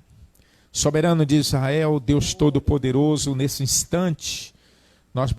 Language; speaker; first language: Portuguese; native; Portuguese